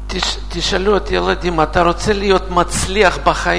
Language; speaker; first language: Hebrew; non-native, fluent; Russian